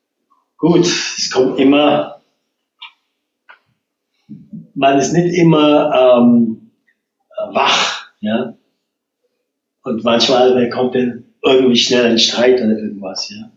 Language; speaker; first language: German; non-native, fluent; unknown